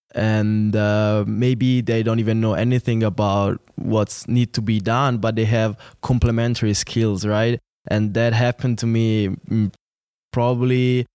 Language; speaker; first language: English; non-native, fluent; Italian